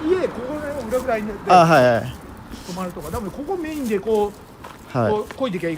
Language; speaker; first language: Japanese; native; Japanese